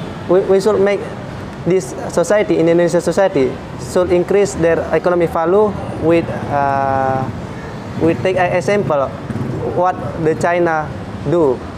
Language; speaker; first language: English; non-native, fluent; Indonesian